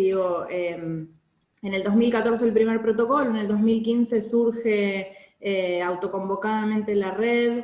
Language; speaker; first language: Spanish; native; Spanish